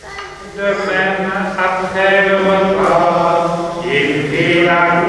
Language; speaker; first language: French; native; French